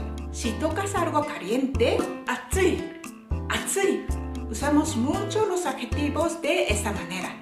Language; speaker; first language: Spanish; non-native, fluent; Japanese